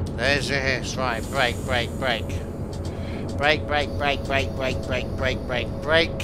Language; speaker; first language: English; native; English